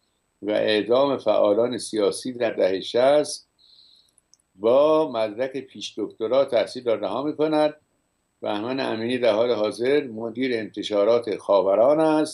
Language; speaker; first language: Persian; native; Persian